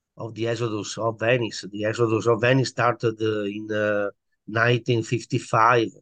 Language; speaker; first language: English; non-native, learner; Italian